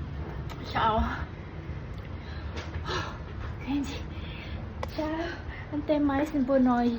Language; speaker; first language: Portuguese; non-native, learner; Thai